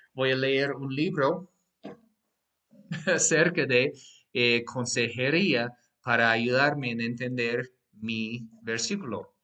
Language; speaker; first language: Spanish; non-native, fluent; English